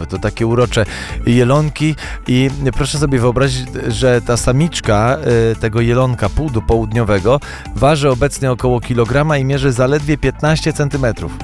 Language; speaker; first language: Polish; native; Polish